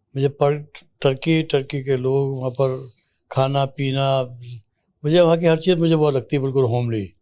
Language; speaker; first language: Urdu; native; Urdu